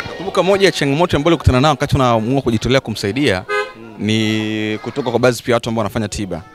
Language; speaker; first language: Swahili; native; Swahili